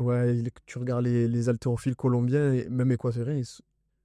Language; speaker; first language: French; native; French